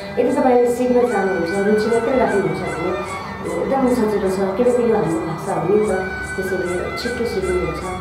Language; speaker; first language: Nepali; non-native, local second language; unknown